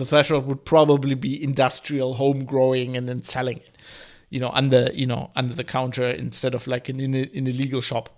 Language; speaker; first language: English; non-native, fluent; German